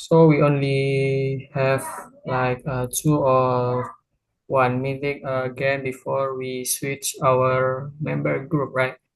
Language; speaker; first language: English; non-native, learner; Indonesian